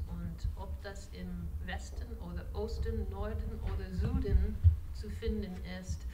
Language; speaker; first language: German; non-native, fluent; English